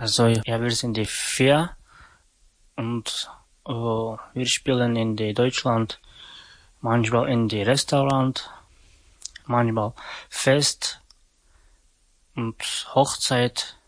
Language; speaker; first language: German; non-native, learner; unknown